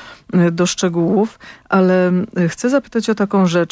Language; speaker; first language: Polish; native; Polish